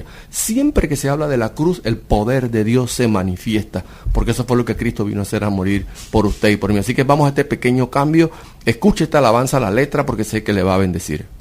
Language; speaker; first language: Spanish; native; Spanish